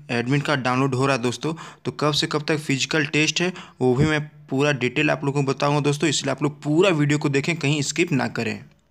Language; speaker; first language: Hindi; native; Hindi